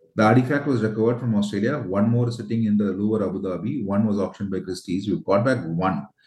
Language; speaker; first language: English; non-native, local second language; Tamil